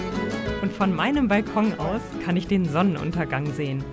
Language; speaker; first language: German; native; German